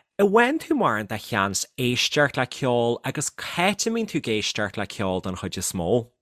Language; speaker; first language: Irish; native; Irish